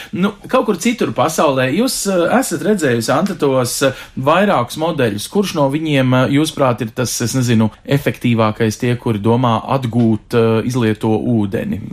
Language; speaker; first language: Latvian; native; Latvian